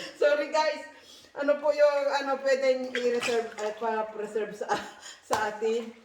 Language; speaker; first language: Filipino; non-native, local second language; Iloko